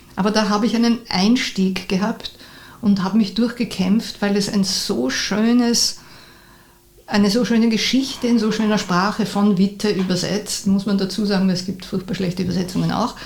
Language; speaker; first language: German; native; German